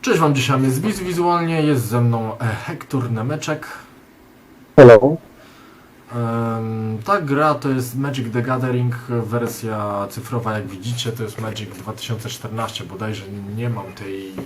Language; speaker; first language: Polish; native; Polish